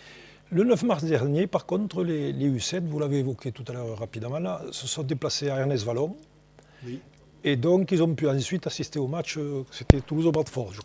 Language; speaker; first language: French; native; French